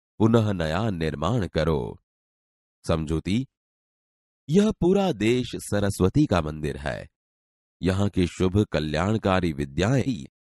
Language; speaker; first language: Hindi; non-native, local second language; Gujarati